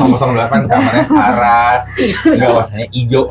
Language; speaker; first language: Indonesian; native; Indonesian